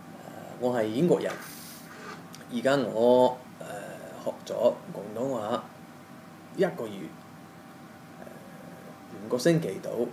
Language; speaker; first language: Chinese; non-native, learner; English